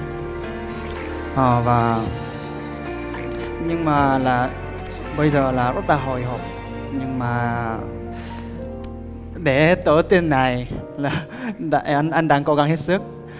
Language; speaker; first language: Vietnamese; non-native, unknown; Korean